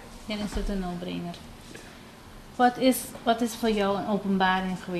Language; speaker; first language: Dutch; non-native, local second language; Papiamento